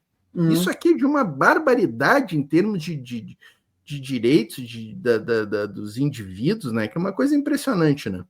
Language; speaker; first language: Portuguese; native; Portuguese